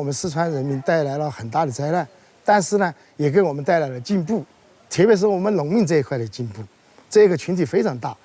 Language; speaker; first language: Chinese; native; Chinese